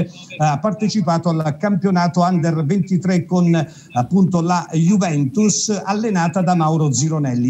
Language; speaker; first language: Italian; native; Italian